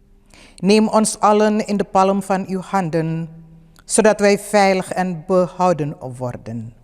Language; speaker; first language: Dutch; early bilingual, other home language; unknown